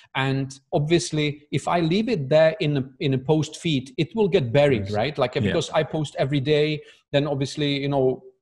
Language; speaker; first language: English; non-native, fluent; Czech